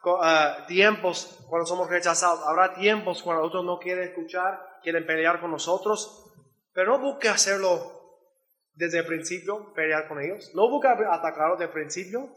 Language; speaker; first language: Spanish; non-native, learner; English